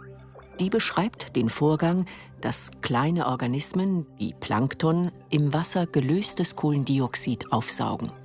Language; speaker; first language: German; native; German